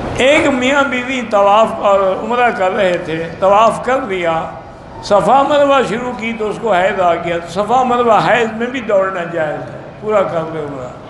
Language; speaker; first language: Urdu; early bilingual, heritage; Urdu